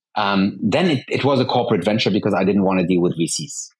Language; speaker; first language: English; early bilingual, heritage; Arabic